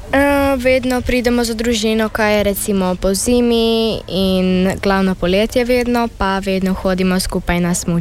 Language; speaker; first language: Slovenian; early bilingual, heritage; Slovenian